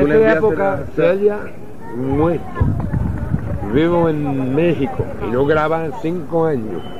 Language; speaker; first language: Spanish; non-native, learner; English